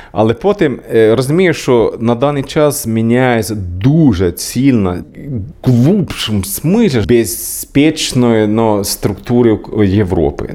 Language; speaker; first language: Ukrainian; non-native, learner; Swedish